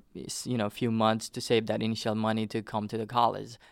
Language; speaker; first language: English; non-native, fluent; Nepali